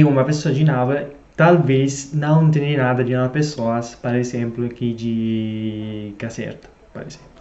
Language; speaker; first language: Portuguese; non-native, fluent; Italian